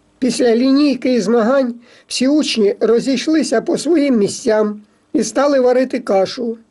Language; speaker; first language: Ukrainian; native; Ukrainian